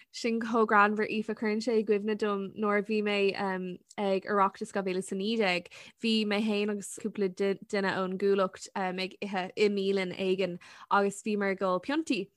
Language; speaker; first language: Irish; non-native, local second language; English